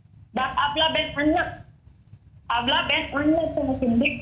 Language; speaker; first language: Turkish; non-native, learner; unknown